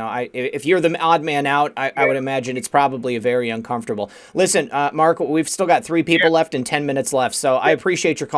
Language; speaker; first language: English; native; English